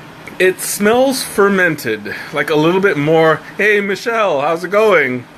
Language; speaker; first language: English; native; English